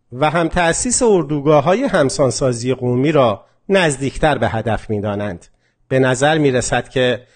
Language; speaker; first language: Persian; non-native, local second language; Azerbaijani